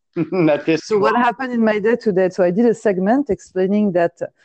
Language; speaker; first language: English; non-native, fluent; French